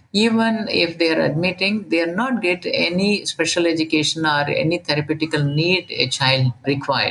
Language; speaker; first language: English; non-native, local second language; Tamil